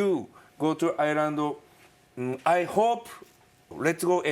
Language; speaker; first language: English; non-native, learner; Japanese